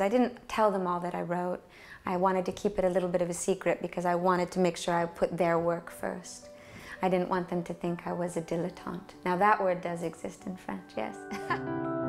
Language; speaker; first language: English; native; English